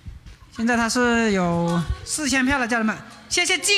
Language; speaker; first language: Chinese; native; Chinese